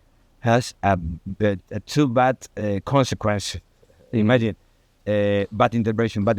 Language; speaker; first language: English; non-native, learner; Spanish